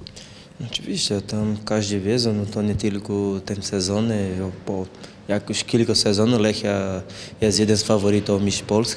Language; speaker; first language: Polish; non-native, fluent; Portuguese